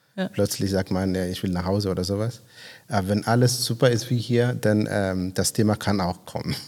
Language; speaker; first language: German; non-native, fluent; Swahili